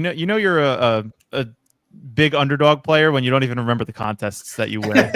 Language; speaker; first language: English; native; English